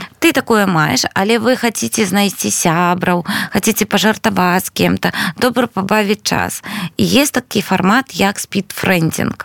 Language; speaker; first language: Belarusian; non-native, local second language; Russian